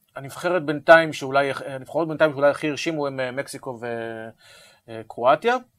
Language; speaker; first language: Hebrew; native; Hebrew